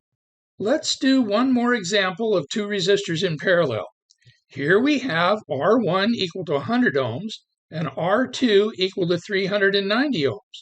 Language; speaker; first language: English; native; English